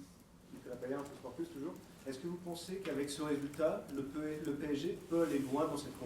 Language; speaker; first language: French; native; French